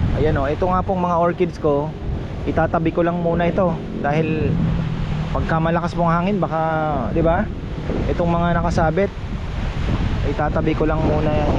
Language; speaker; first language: Filipino; native; Filipino